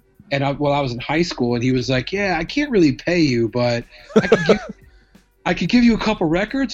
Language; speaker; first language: English; native; English